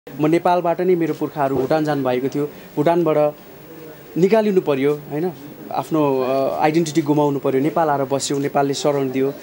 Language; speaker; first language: Nepali; native; Nepali